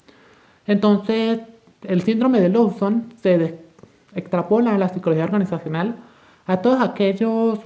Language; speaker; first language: Spanish; native; Spanish